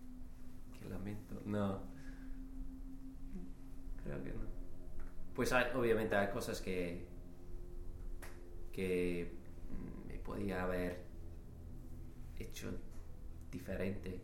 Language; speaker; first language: Spanish; non-native, learner; English